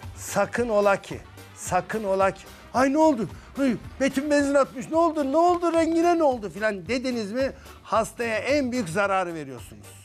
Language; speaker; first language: Turkish; native; Turkish